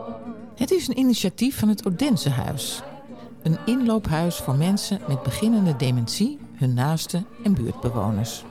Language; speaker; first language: Dutch; native; Dutch